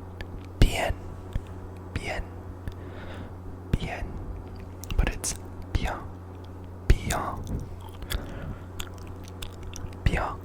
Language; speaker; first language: French; non-native, learner; English